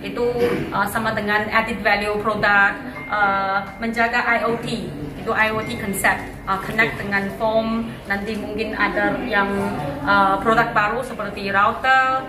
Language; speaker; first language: Indonesian; non-native, learner; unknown